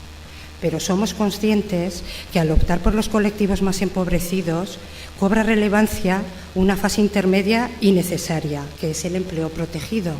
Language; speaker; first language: Spanish; native; Spanish